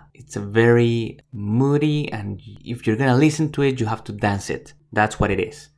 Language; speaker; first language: English; non-native, fluent; Spanish